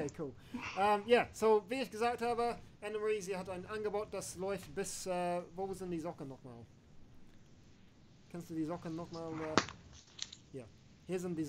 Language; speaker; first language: German; non-native, learner; English